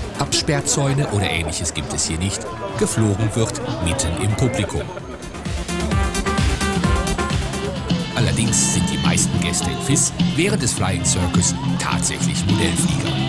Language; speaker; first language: German; native; German